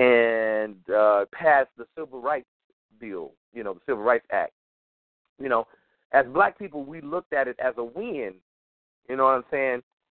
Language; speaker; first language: English; native; English